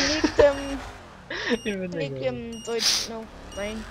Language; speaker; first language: German; non-native, learner; Danish